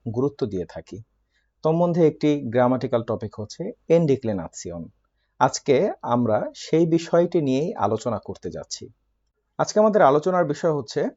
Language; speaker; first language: Bangla; native; Bangla